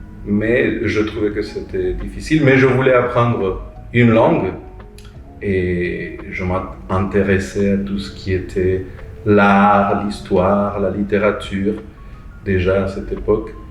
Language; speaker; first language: French; non-native, fluent; Spanish